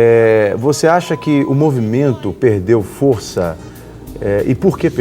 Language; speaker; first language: Portuguese; native; Portuguese